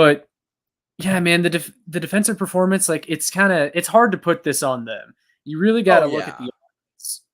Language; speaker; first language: English; native; English